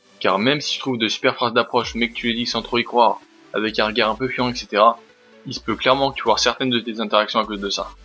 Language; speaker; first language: French; native; French